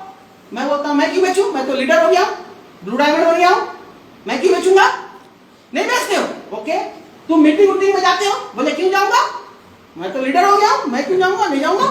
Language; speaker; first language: Hindi; non-native, local second language; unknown